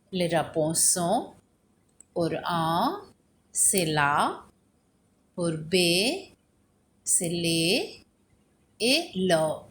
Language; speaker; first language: French; non-native, fluent; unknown